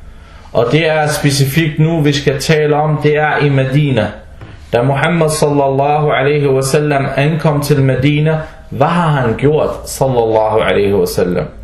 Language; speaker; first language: Danish; non-native, fluent; Arabic